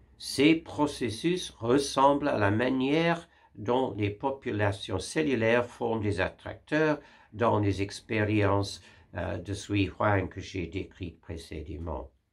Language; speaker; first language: French; non-native, fluent; English